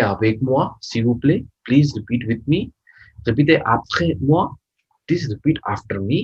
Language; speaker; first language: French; non-native, learner; Urdu